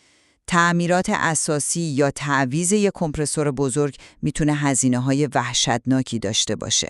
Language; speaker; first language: Persian; native; Persian